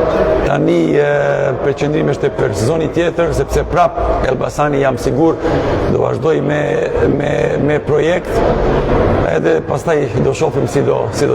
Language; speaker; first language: Albanian; non-native, learner; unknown